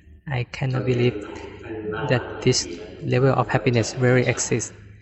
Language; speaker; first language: English; non-native, fluent; Thai